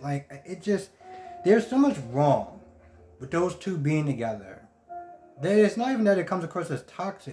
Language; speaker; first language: English; native; English